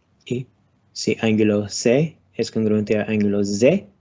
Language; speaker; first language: Spanish; non-native, learner; English